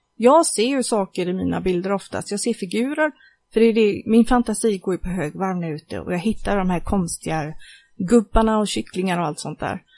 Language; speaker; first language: Swedish; native; Swedish